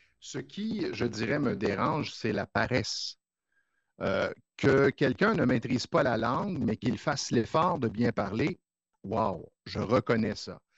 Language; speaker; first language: French; native; French